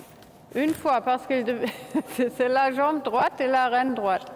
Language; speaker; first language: French; non-native, fluent; German